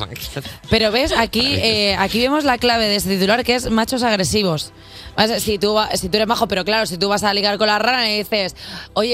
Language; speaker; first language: Spanish; native; Spanish